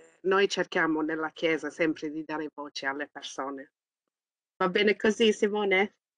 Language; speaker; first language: Italian; early bilingual, heritage; English